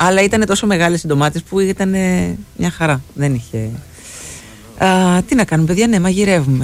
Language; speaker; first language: Greek; native; Greek